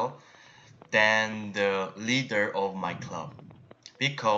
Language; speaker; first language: English; non-native, learner; Korean